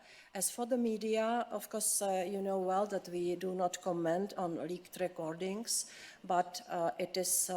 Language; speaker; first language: English; non-native, fluent; Czech